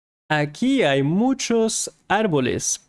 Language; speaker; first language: Spanish; non-native, fluent; English